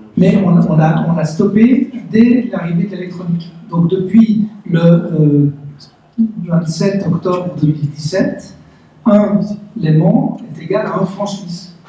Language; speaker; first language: French; native; French